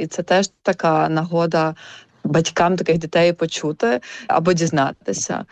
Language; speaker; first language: Ukrainian; early bilingual, heritage; Ukrainian